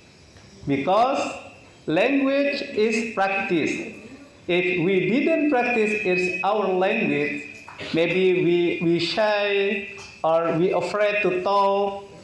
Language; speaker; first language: English; non-native, learner; Indonesian